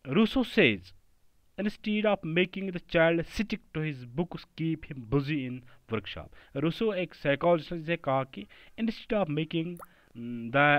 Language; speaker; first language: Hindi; non-native, local second language; Kashmiri